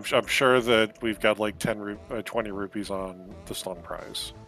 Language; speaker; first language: English; native; English